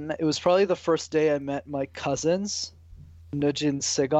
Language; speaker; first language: English; native; English